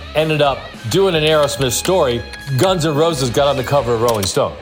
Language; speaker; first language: English; native; English